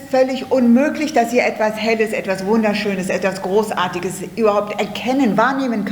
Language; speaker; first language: German; native; German